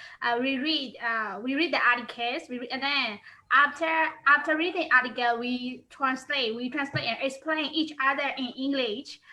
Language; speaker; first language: English; non-native, learner; Burmese